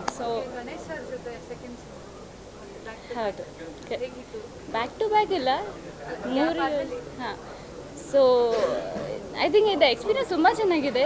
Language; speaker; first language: Kannada; non-native, learner; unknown